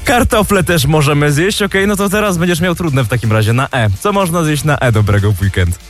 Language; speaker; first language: Polish; native; Polish